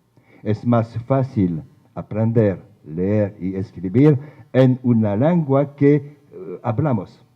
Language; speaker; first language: Spanish; non-native, fluent; French